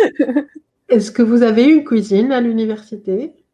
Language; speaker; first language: French; non-native, local second language; Arabic